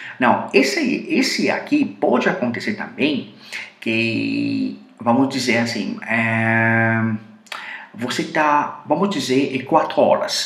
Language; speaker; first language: Portuguese; non-native, fluent; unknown